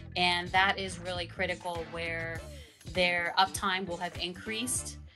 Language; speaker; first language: English; native; English